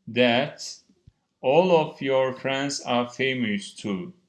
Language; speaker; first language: English; non-native, fluent; Turkish